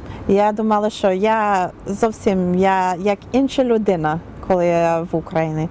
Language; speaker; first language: Ukrainian; non-native, learner; English